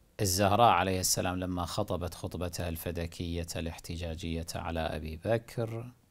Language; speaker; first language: Arabic; native; Arabic